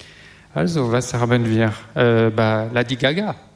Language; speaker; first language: German; non-native, learner; French